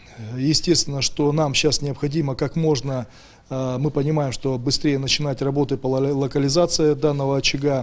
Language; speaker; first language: Russian; native; Russian